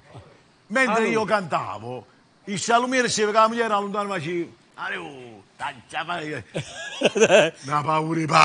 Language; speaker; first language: Italian; native; Italian